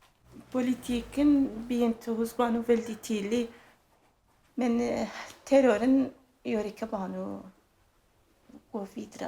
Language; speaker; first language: Norwegian; non-native, fluent; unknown